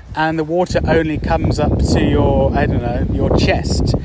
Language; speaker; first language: English; native; English